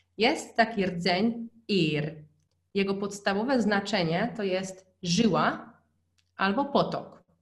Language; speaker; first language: Polish; non-native, fluent; Hungarian